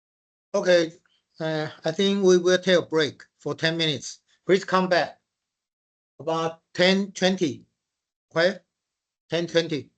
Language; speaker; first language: English; non-native, fluent; Chinese